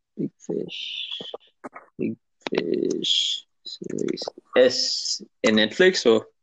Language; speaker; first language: Spanish; non-native, learner; English